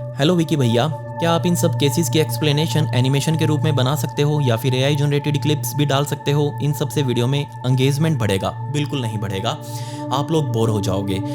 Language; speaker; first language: Hindi; native; Hindi